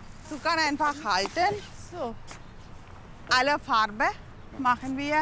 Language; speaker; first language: German; non-native, learner; Tamil